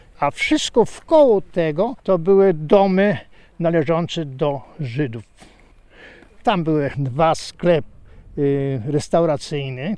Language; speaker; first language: Polish; native; Polish